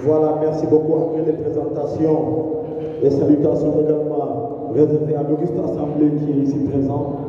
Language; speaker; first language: French; non-native, local second language; Wolof